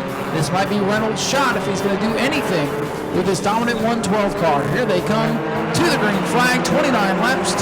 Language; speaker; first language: English; native; English